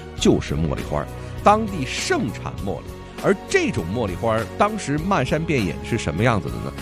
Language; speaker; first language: Chinese; native; Chinese